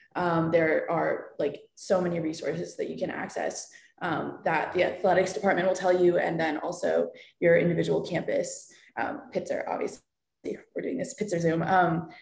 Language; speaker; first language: English; native; English